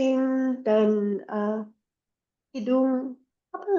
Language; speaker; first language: Indonesian; non-native, learner; English